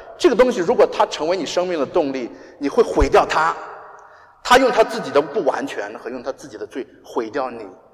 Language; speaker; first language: Chinese; native; Chinese